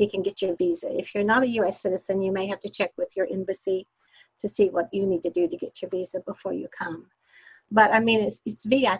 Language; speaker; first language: English; native; English